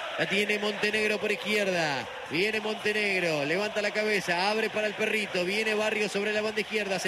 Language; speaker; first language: Spanish; native; Spanish